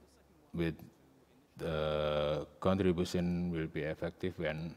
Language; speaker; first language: English; non-native, learner; Indonesian